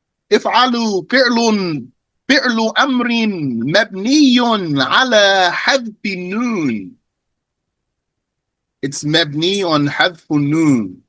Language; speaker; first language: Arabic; non-native, fluent; English